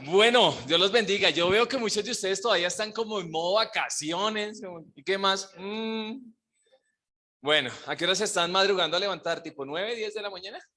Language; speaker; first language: Spanish; native; Spanish